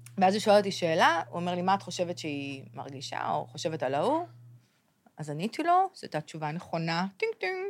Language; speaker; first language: Hebrew; native; Hebrew